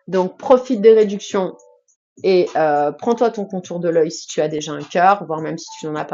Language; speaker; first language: French; native; French